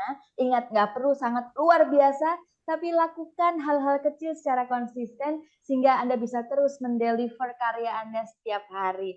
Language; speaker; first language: Indonesian; native; Indonesian